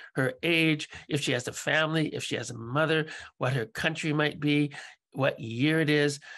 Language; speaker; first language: English; native; English